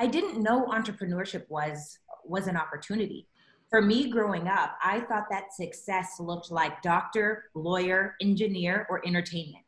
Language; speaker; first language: English; native; English